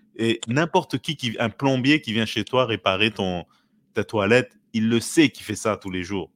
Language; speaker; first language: French; native; French